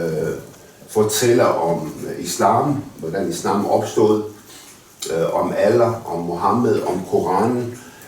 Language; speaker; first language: Danish; early bilingual, other home language; Arabic